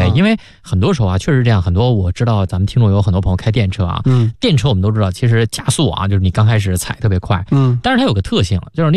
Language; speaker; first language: Chinese; native; Chinese